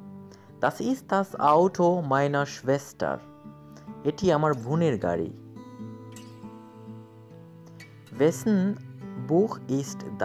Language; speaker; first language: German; non-native, fluent; Bangla